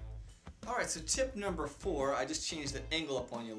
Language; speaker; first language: English; native; English